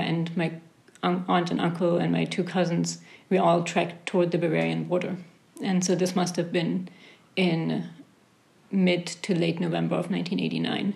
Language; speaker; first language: English; non-native, fluent; German